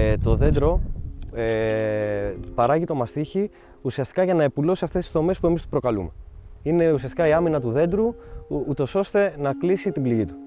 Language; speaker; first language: Greek; native; Greek